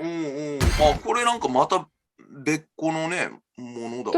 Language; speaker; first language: Japanese; native; Japanese